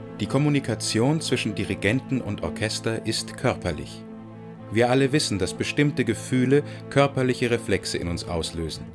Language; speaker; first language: German; native; German